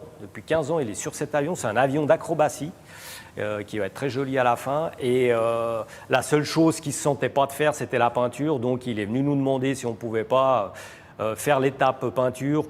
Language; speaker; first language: French; native; French